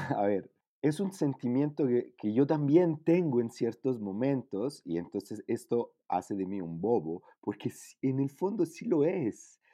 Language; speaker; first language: Spanish; non-native, fluent; Italian